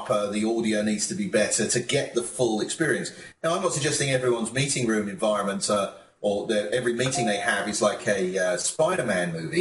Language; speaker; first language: English; native; English